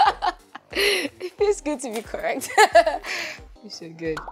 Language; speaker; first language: English; non-native, local second language; Igbo